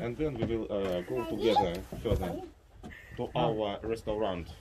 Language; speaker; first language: English; non-native, learner; Russian